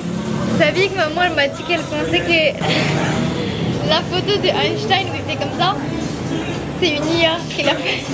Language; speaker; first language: French; native; French